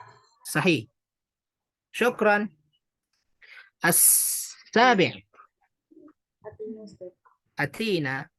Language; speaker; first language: Arabic; non-native, fluent; Indonesian